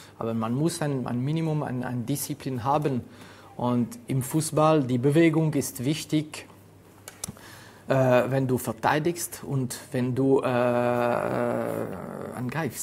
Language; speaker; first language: German; non-native, fluent; French